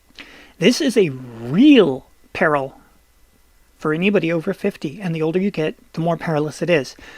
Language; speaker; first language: English; native; English